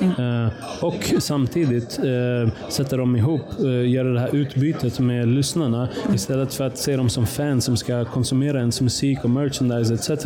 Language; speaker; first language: Swedish; early bilingual, other home language; Persian